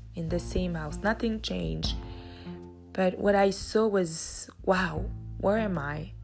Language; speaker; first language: English; early bilingual, other home language; Lingala